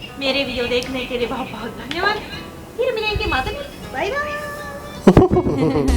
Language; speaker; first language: Hindi; non-native, fluent; Japanese